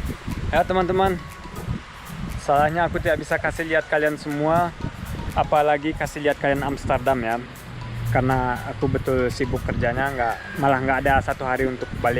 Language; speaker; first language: Indonesian; early bilingual, heritage; German